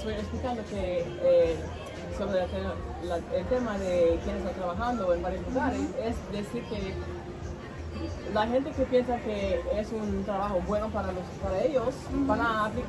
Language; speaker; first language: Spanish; non-native, learner; English